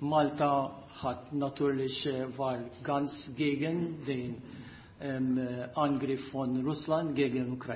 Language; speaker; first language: German; non-native, fluent; Maltese